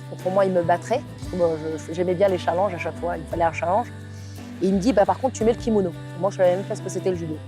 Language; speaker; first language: French; non-native, local second language; Arabic